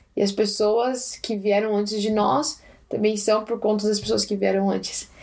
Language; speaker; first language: Portuguese; early bilingual, heritage; Portuguese